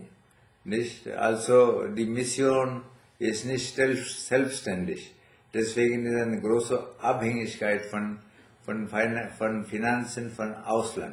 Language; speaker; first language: German; non-native, fluent; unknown